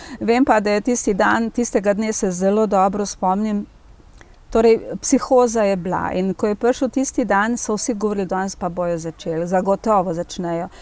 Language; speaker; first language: Slovenian; native; Slovenian